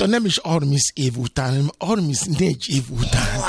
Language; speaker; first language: Hungarian; non-native, fluent; Yoruba